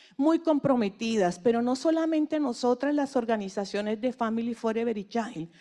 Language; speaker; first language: Spanish; native; Spanish